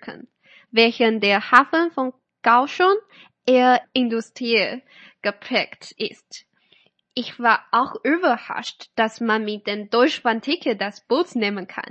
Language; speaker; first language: German; non-native, fluent; Chinese